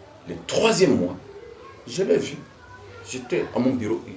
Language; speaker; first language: French; non-native, local second language; Swahili